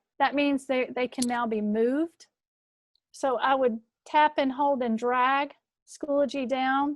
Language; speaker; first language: English; native; English